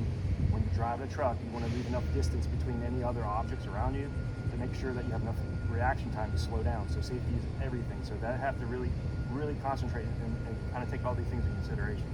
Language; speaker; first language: English; native; English